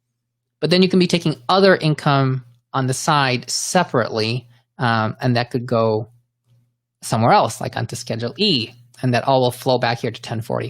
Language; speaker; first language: English; native; English